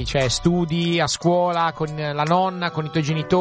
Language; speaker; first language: Italian; native; Italian